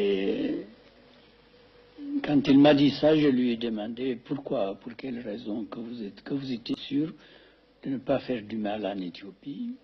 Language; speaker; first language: French; non-native, fluent; Amharic